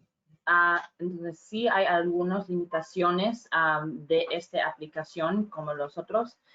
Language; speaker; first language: Spanish; non-native, fluent; English